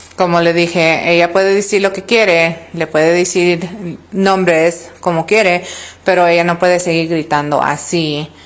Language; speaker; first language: Spanish; early bilingual, other home language; English